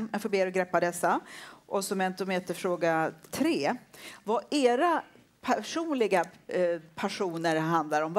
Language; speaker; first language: Swedish; native; Swedish